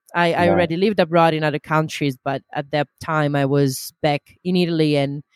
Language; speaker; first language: English; non-native, fluent; Italian